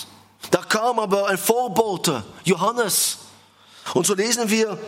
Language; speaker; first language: German; non-native, fluent; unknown